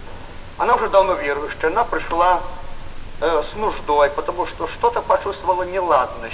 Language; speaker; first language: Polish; non-native, learner; Russian